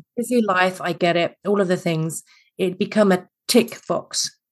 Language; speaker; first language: English; native; English